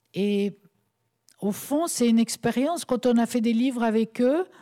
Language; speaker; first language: French; native; French